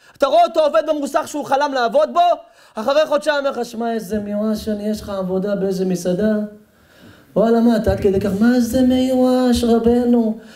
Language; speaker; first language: Hebrew; native; Hebrew